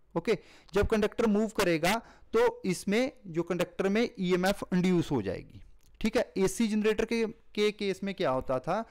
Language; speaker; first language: Hindi; non-native, local second language; Punjabi